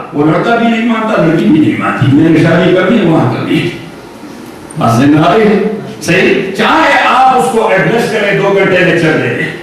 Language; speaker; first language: Urdu; non-native, local second language; Pashto